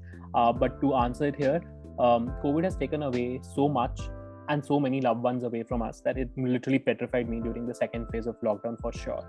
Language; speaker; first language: English; non-native, local second language; Hindi